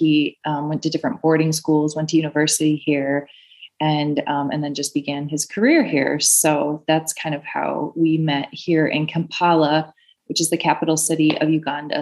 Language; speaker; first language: English; native; English